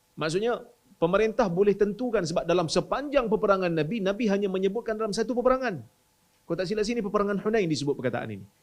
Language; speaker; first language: Malay; native; Malay